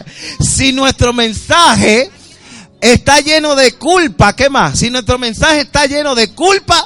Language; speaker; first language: Spanish; native; Spanish